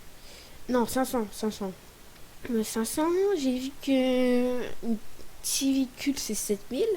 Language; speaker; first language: French; native; French